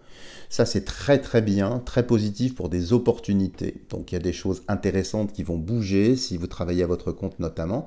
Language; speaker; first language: French; native; French